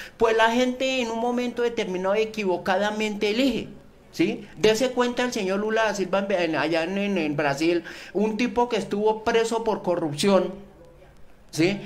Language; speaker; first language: Spanish; native; Spanish